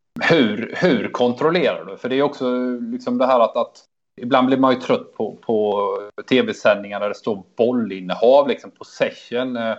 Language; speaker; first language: Swedish; native; Swedish